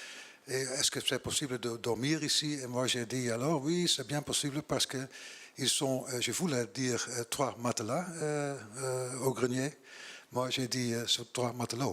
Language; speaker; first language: French; non-native, learner; Dutch